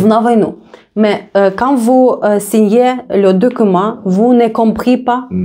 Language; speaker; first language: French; non-native, learner; Russian